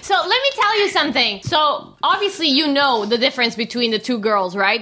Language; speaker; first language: English; native; English